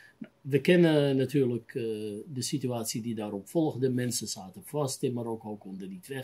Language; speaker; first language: Dutch; native; Dutch